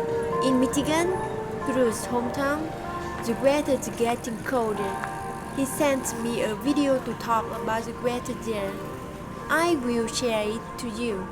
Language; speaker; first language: English; non-native, learner; Vietnamese